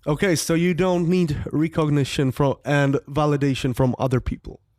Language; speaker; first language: English; non-native, fluent; Czech